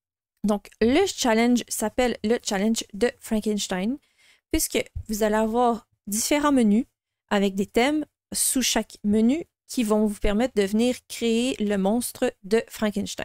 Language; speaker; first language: French; native; French